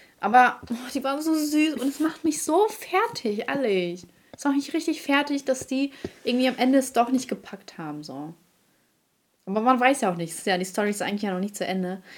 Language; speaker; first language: German; early bilingual, other home language; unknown